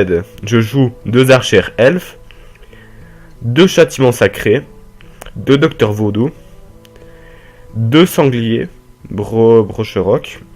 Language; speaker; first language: French; native; French